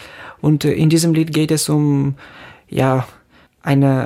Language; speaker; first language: German; non-native, fluent; Ukrainian